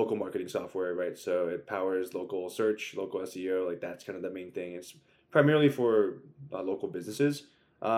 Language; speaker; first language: English; native; English